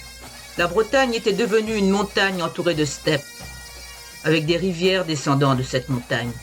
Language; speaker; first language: French; native; French